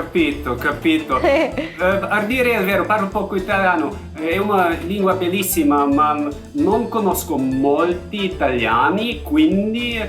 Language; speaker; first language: Italian; non-native, learner; German